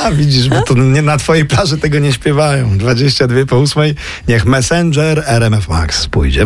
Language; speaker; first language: Polish; native; Polish